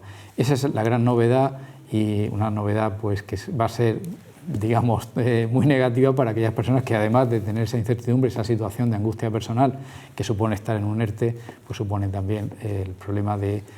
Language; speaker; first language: Spanish; native; Spanish